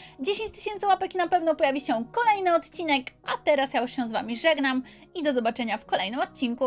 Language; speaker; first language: Polish; native; Polish